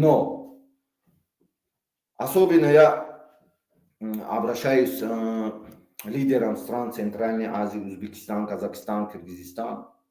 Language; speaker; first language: Russian; non-native, local second language; Tajik